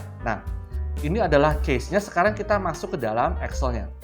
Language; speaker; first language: Indonesian; native; Indonesian